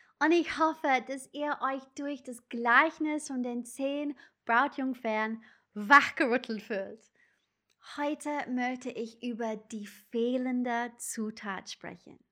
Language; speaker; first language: German; non-native, fluent; English